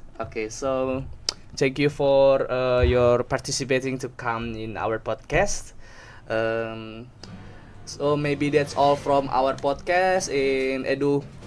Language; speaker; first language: English; non-native, learner; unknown